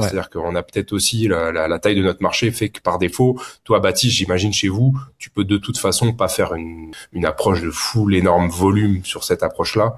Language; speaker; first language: French; native; French